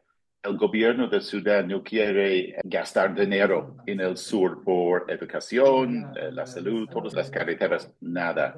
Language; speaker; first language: Spanish; non-native, fluent; English